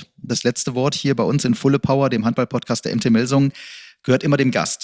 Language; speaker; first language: German; native; German